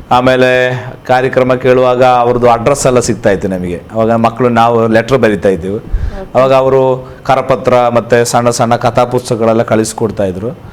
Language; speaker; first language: Kannada; non-native, local second language; Malayalam